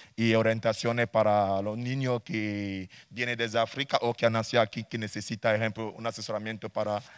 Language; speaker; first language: Spanish; non-native, fluent; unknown